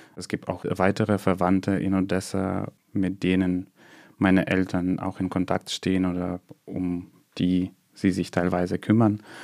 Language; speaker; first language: German; non-native, fluent; Russian